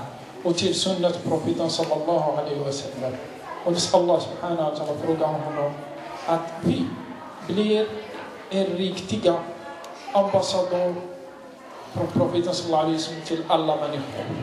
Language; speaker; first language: Swedish; non-native, learner; Arabic